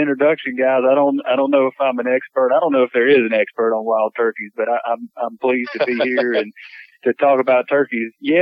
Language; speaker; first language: English; native; English